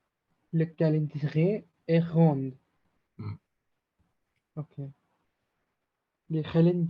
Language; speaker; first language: French; non-native, learner; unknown